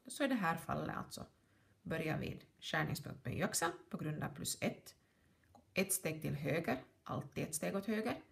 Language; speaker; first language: Swedish; native; Swedish